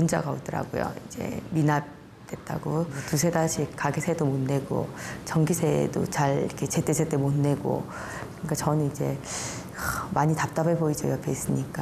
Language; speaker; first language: Korean; native; Korean